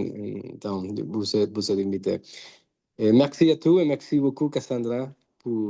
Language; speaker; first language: French; non-native, learner; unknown